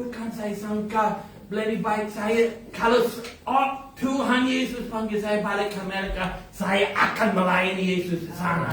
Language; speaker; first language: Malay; non-native, fluent; English